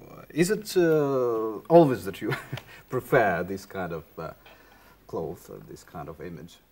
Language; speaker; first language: English; non-native, fluent; Russian